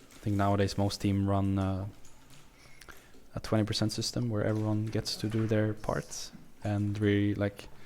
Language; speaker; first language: English; non-native, fluent; Swedish